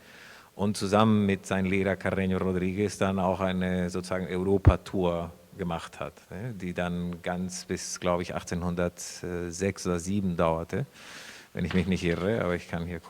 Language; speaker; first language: German; non-native, fluent; Spanish